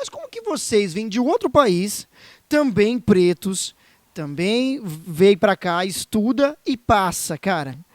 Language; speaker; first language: Portuguese; native; Portuguese